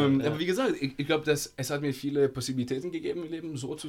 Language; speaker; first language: German; non-native, fluent; Italian